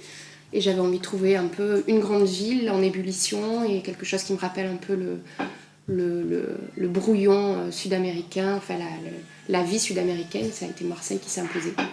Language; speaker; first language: French; native; French